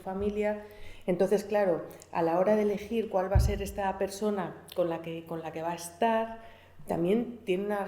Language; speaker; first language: Spanish; native; Spanish